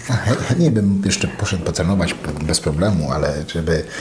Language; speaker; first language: Polish; non-native, fluent; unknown